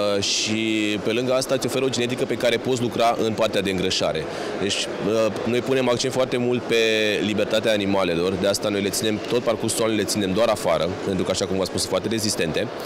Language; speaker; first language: Romanian; native; Romanian